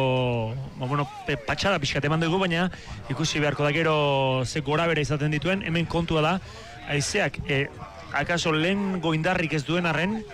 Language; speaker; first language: Basque; native; Basque